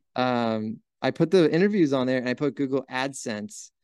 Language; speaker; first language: English; native; English